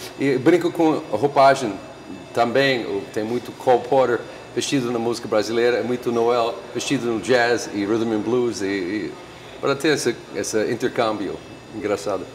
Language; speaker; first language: Portuguese; non-native, fluent; English